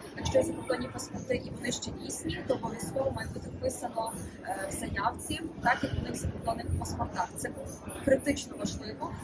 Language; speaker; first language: Ukrainian; native; Ukrainian